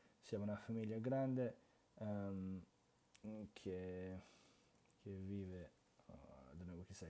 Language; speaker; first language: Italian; non-native, fluent; English